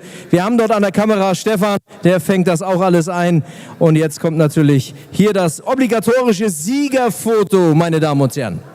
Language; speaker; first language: German; native; German